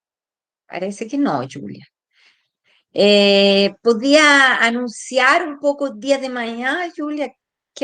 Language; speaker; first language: Portuguese; non-native, fluent; Spanish